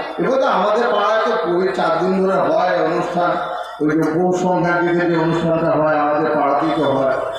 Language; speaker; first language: Bangla; native; Bangla